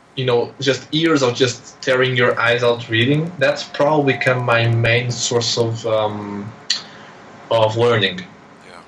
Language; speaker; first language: English; non-native, fluent; Portuguese